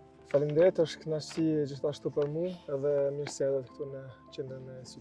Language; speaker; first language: Albanian; early bilingual, heritage; Albanian